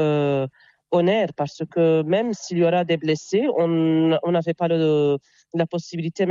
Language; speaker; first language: French; non-native, local second language; Arabic